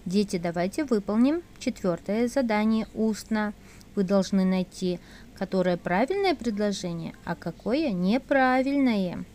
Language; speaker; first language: Russian; non-native, local second language; Kazakh